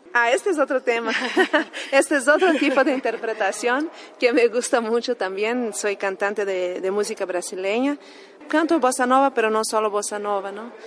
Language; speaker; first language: Spanish; non-native, fluent; Portuguese